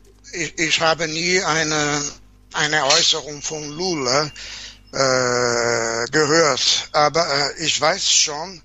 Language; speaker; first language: German; non-native, fluent; Portuguese